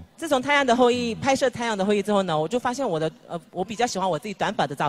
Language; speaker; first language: Chinese; native; Chinese